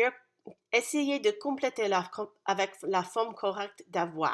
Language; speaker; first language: French; non-native, fluent; English